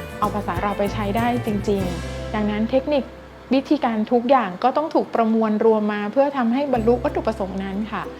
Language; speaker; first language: Thai; native; Thai